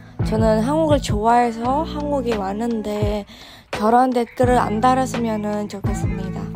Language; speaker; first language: Korean; non-native, fluent; Indonesian